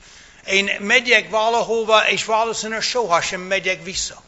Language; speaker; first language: Hungarian; non-native, fluent; English